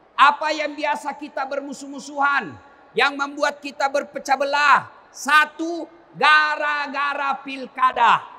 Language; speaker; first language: Indonesian; native; Indonesian